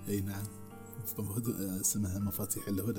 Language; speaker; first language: Arabic; native; Arabic